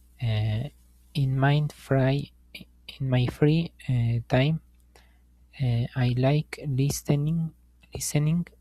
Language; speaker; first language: English; non-native, learner; Spanish